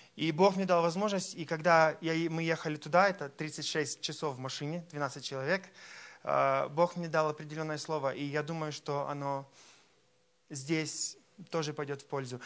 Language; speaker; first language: Russian; early bilingual, heritage; Russian